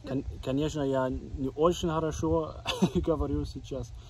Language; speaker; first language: Russian; non-native, learner; German